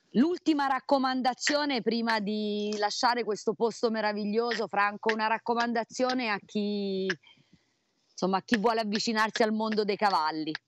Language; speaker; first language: Italian; native; Italian